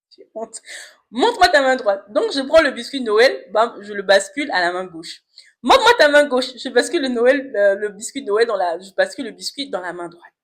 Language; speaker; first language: French; non-native, local second language; Lingala